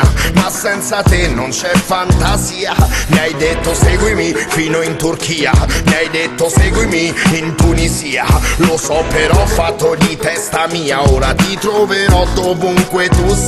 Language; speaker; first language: Italian; non-native, fluent; Russian